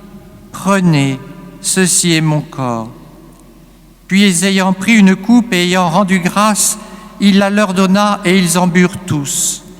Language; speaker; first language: French; native; French